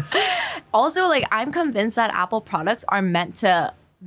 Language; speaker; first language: English; non-native, fluent; Korean